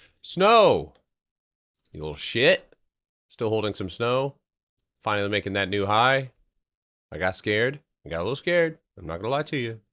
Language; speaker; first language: English; native; English